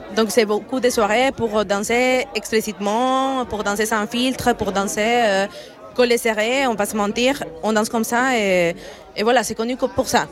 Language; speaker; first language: French; non-native, fluent; Spanish